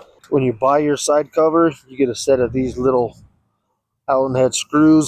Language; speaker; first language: English; native; English